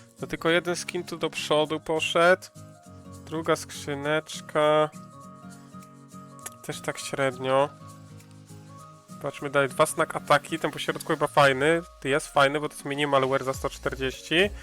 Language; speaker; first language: Polish; native; Polish